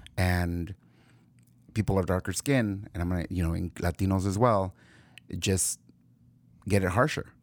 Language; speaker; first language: English; early bilingual, other home language; Spanish